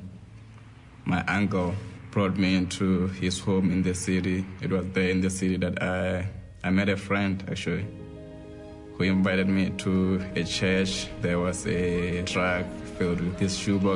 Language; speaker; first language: English; non-native, local second language; Southern Sotho